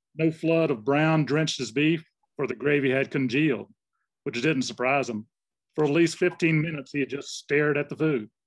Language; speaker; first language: English; native; English